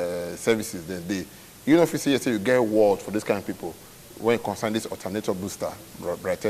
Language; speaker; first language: English; non-native, local second language; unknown